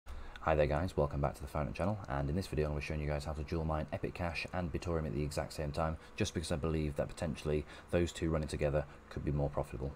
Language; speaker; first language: English; native; English